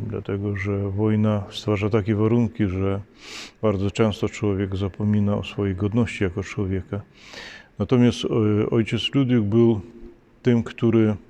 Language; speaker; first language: Polish; non-native, fluent; Ukrainian